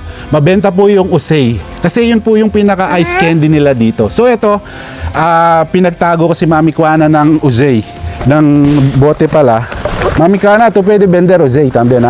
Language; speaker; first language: Filipino; non-native, local second language; Pampanga